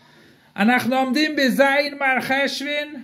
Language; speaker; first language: Hebrew; non-native, fluent; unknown